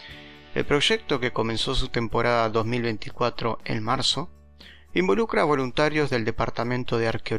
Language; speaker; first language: Spanish; native; Spanish